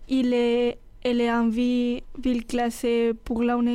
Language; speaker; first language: French; non-native, learner; Spanish